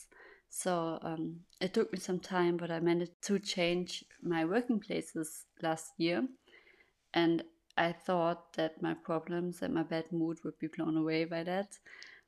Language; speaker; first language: English; non-native, fluent; German